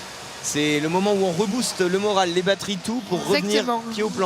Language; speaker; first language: French; native; French